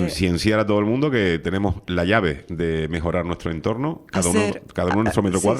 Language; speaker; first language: Spanish; native; Spanish